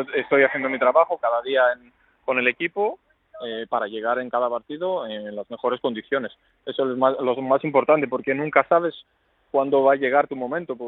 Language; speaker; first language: Spanish; non-native, fluent; Greek